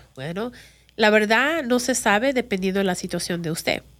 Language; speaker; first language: Spanish; early bilingual, other home language; English